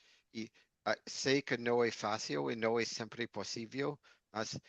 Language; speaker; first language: Portuguese; non-native, learner; English